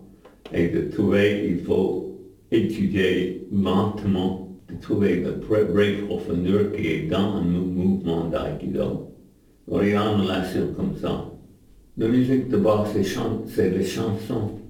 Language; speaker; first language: French; non-native, learner; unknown